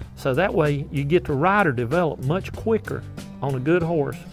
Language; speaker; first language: English; native; English